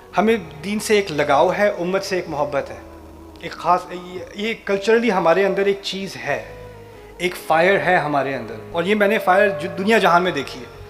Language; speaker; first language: Urdu; early bilingual, heritage; Urdu